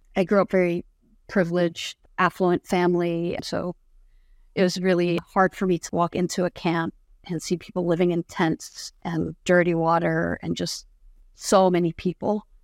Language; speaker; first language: English; non-native, fluent; Arabic